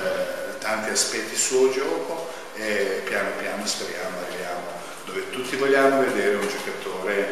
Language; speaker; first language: Italian; non-native, fluent; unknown